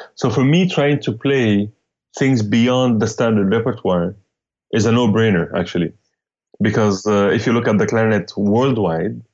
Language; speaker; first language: English; non-native, fluent; Arabic